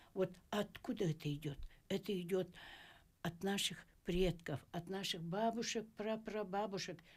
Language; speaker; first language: Russian; native; Russian